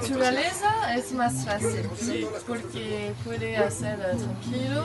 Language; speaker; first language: Spanish; non-native, learner; French